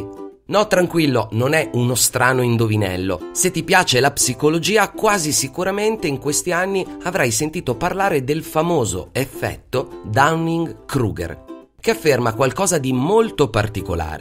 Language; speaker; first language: Italian; native; Italian